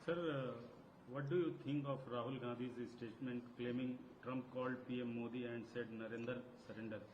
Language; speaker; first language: English; non-native, local second language; Hindi